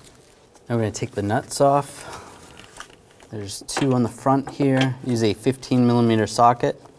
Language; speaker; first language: English; native; English